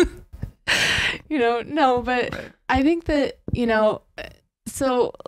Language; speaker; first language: English; native; English